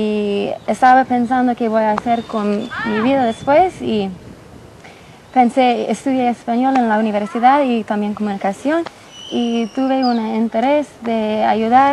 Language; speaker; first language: Spanish; non-native, fluent; English